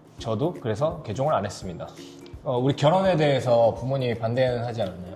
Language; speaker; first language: Korean; native; Korean